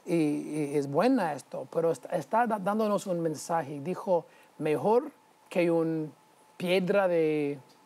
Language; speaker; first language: Spanish; non-native, fluent; English